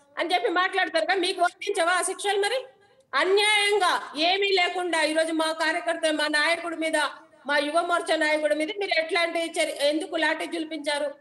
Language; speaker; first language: Telugu; native; Telugu